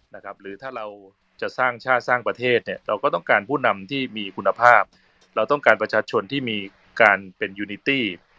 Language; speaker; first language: Thai; native; Thai